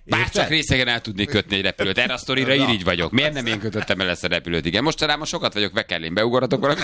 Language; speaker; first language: Hungarian; native; Hungarian